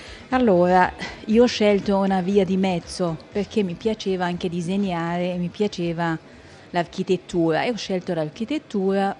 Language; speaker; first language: Italian; non-native, fluent; Arabic